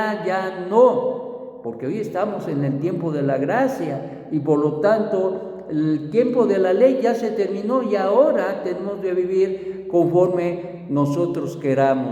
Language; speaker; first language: Spanish; native; Spanish